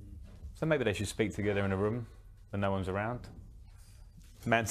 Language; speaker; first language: English; native; English